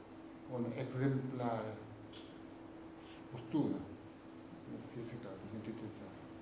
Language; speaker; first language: Italian; non-native, learner; Tibetan